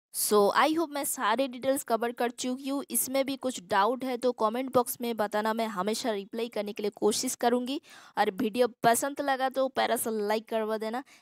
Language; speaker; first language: Hindi; non-native, local second language; Assamese